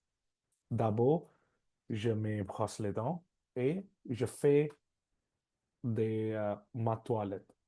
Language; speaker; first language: French; non-native, learner; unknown